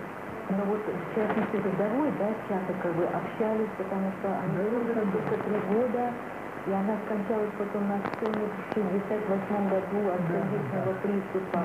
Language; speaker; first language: Russian; native; Russian